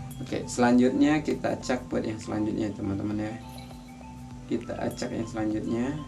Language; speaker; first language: Indonesian; non-native, local second language; Minangkabau